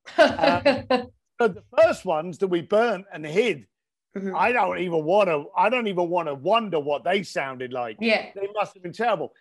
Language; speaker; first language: English; native; English